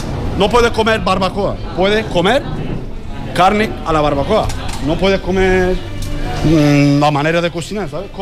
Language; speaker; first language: Spanish; non-native, learner; Turkish